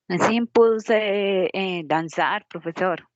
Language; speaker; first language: Portuguese; non-native, learner; Spanish